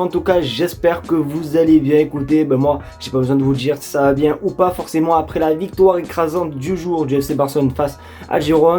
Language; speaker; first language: French; native; French